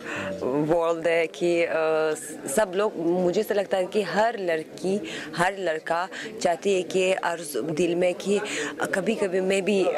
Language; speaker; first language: Hindi; non-native, learner; Azerbaijani